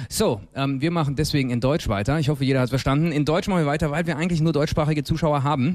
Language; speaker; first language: German; native; German